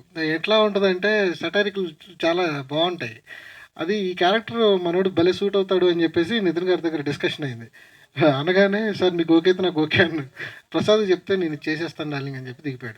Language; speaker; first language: Telugu; native; Telugu